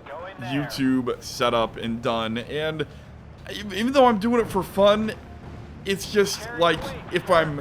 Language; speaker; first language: English; native; English